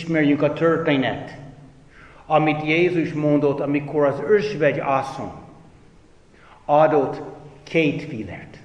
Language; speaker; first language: Hungarian; non-native, fluent; English